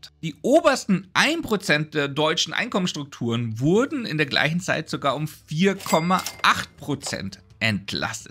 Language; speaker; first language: German; native; German